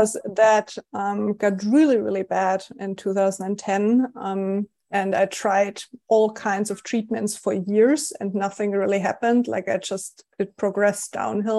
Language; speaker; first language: English; non-native, fluent; German